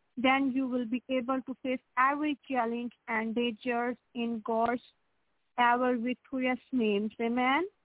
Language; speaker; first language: English; non-native, local second language; Punjabi